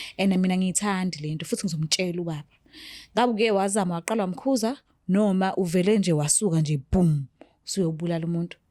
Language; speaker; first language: Zulu; native; Zulu